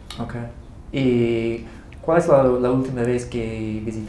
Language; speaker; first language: Spanish; non-native, learner; English